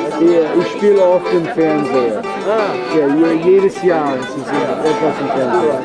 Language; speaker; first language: German; non-native, learner; English